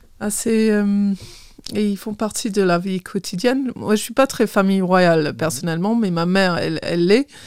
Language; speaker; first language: French; non-native, fluent; English